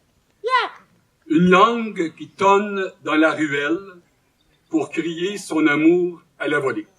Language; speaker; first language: French; native; French